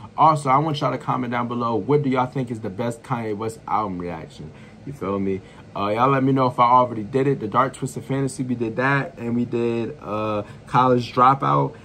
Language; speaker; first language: English; native; English